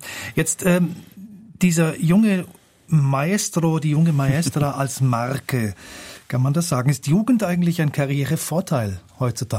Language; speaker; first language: German; native; German